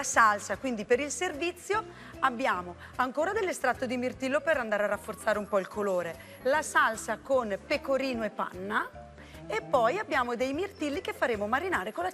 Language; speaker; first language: Italian; native; Italian